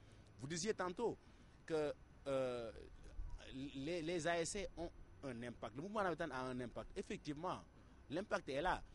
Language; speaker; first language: French; non-native, local second language; Wolof